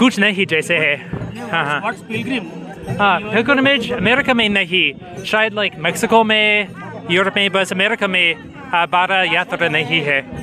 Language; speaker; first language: Hindi; non-native, learner; English